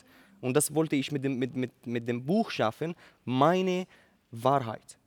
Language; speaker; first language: German; non-native, learner; Arabic